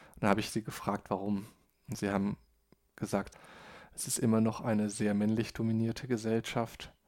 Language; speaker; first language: German; native; German